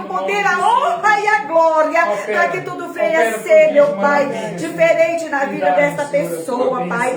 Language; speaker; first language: Portuguese; native; Portuguese